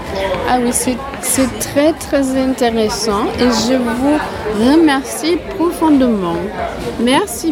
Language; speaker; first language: French; non-native, fluent; Spanish